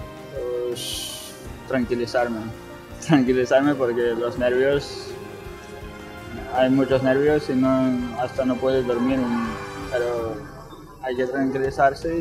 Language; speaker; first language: Spanish; non-native, fluent; Ukrainian